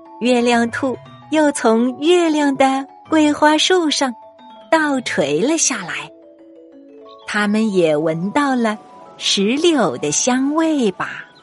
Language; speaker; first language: Chinese; native; Chinese